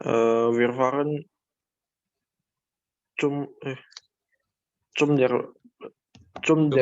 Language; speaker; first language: German; non-native, learner; Indonesian